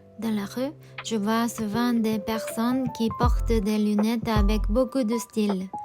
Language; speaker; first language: French; non-native, fluent; Japanese